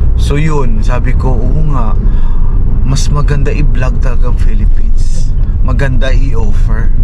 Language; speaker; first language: Filipino; non-native, local second language; Hiligaynon